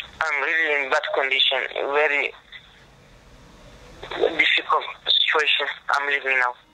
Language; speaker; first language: English; non-native, learner; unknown